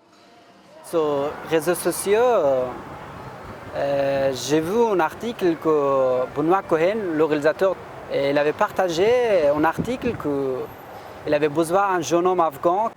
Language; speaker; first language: French; non-native, fluent; Persian